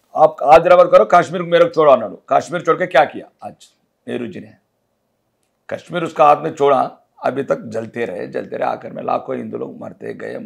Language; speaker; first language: Hindi; non-native, local second language; Telugu